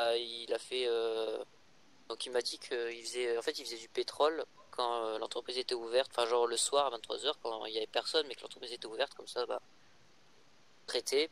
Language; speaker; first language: French; native; French